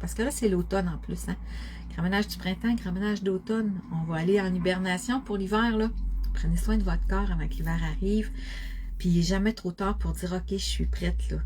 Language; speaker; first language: French; native; French